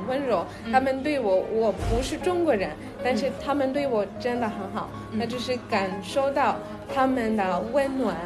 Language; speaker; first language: Chinese; non-native, learner; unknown